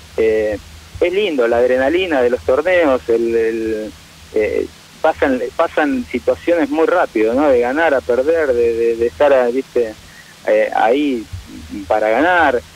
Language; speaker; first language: Spanish; native; Spanish